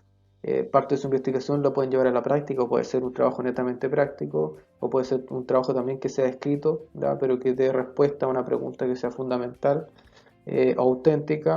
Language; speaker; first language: Spanish; native; Spanish